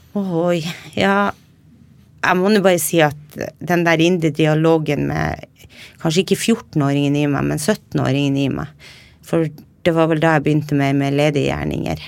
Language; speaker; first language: Norwegian; native; Norwegian